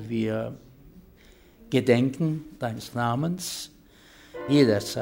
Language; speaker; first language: German; non-native, fluent; Turkish